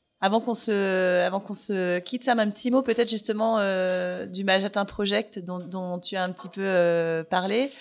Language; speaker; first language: French; native; French